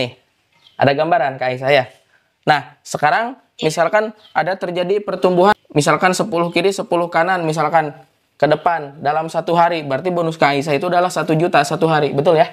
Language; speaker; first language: Indonesian; native; Indonesian